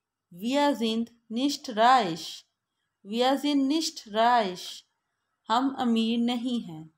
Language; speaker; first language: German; non-native, fluent; Urdu